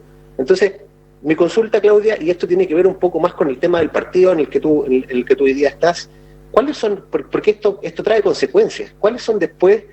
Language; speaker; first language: Spanish; native; Spanish